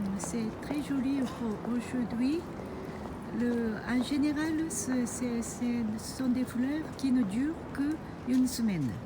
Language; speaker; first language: French; non-native, fluent; Japanese